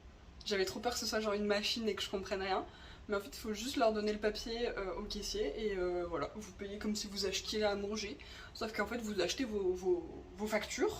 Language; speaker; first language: French; native; French